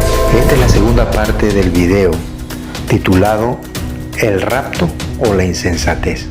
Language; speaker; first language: Spanish; native; Spanish